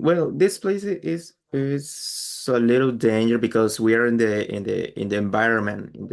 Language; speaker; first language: English; non-native, learner; Spanish